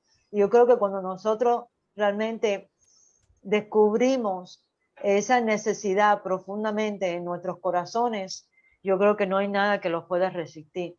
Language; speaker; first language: Spanish; early bilingual, heritage; Spanish